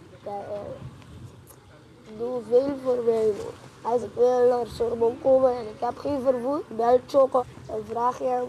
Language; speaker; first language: Dutch; non-native, local second language; Papiamento